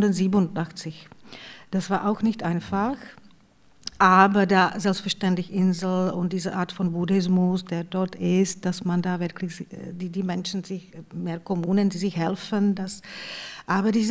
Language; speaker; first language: German; non-native, fluent; Czech